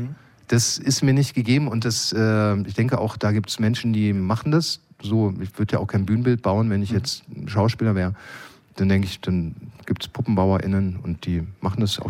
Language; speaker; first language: German; native; German